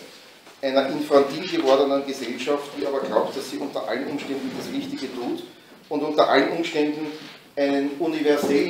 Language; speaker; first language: German; native; German